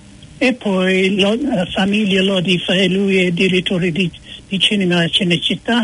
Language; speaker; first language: Italian; non-native, fluent; English